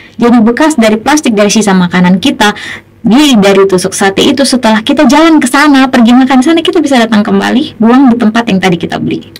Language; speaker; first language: Indonesian; native; Indonesian